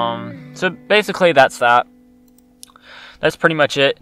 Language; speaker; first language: English; native; English